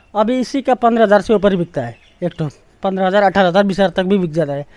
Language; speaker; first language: Hindi; non-native, local second language; Nepali